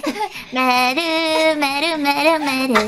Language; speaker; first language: Japanese; non-native, learner; English